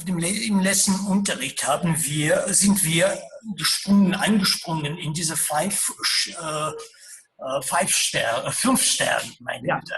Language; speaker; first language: German; non-native, fluent; Russian